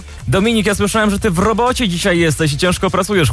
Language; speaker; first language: Polish; native; Polish